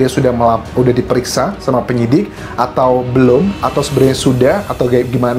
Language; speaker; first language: Indonesian; native; Indonesian